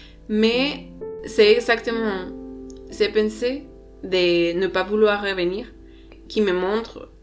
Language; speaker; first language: French; non-native, learner; Spanish